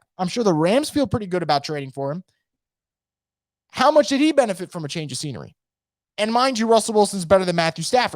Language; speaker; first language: English; native; English